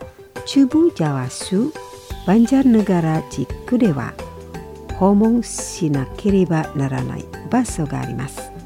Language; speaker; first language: Japanese; non-native, fluent; Indonesian